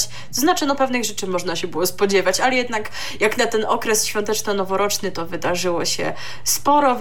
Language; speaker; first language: Polish; native; Polish